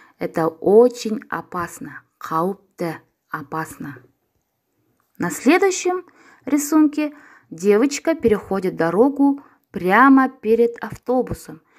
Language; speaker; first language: Russian; non-native, local second language; Kazakh